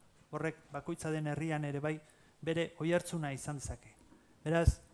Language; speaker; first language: Basque; native; Basque